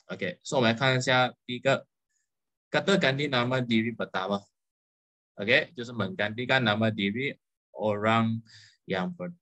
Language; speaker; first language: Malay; non-native, local second language; Chinese